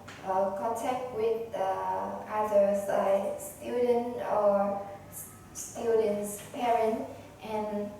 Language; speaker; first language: English; non-native, learner; Vietnamese